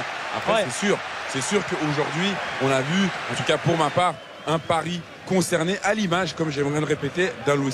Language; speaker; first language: French; native; French